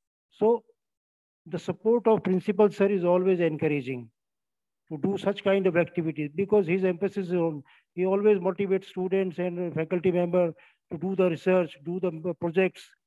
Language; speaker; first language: English; non-native, local second language; Hindi